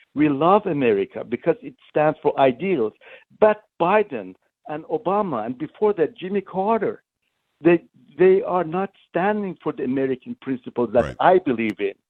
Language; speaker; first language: English; non-native, fluent; Persian